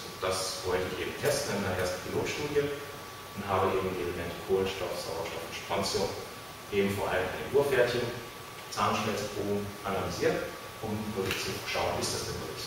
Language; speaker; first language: German; native; German